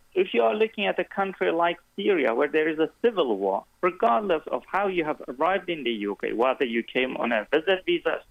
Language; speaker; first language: English; non-native, fluent; Kurdish